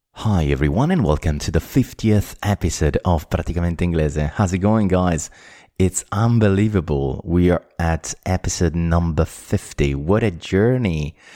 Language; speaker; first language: English; non-native, fluent; Italian